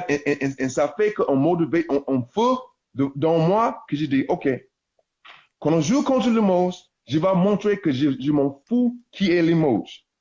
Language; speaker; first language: French; non-native, learner; English